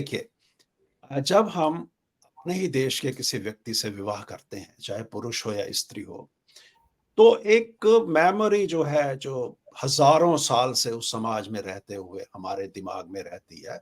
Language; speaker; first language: Hindi; native; Hindi